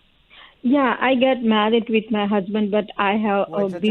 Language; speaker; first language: English; non-native, learner; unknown